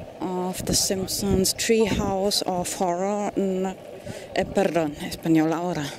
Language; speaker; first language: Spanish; non-native, fluent; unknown